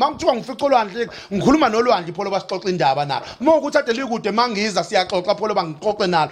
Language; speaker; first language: Zulu; native; Zulu